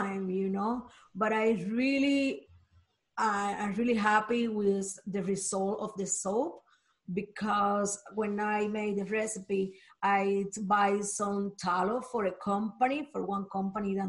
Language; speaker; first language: English; non-native, learner; Spanish